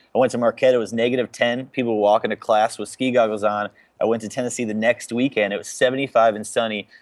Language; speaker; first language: English; native; English